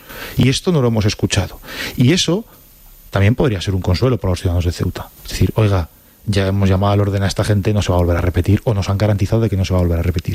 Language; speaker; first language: Spanish; native; Spanish